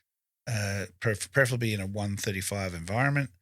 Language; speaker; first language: English; native; English